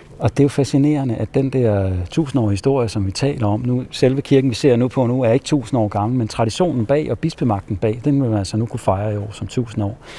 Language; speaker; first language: Danish; native; Danish